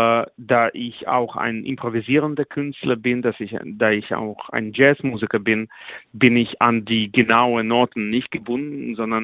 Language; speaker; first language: German; non-native, fluent; Russian